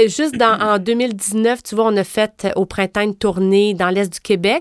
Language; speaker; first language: French; native; French